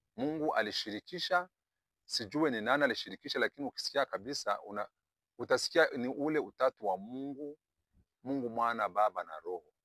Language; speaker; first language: Swahili; non-native, local second language; Kinyarwanda